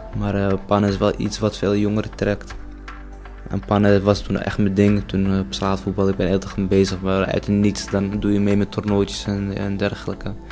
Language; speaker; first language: Dutch; early bilingual, other home language; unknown